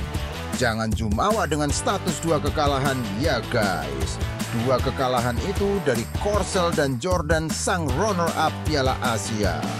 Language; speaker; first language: Indonesian; native; Indonesian